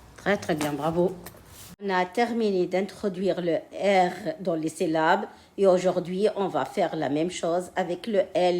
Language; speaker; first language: French; non-native, local second language; Arabic